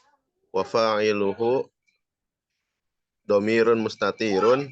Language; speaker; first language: Arabic; non-native, learner; Indonesian